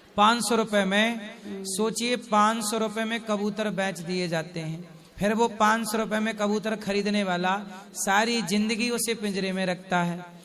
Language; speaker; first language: Hindi; native; Hindi